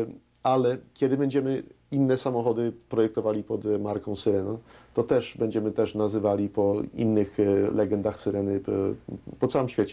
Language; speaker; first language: Polish; early bilingual, heritage; Polish